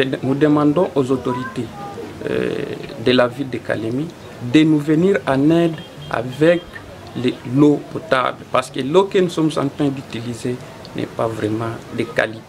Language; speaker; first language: French; non-native, local second language; Swahili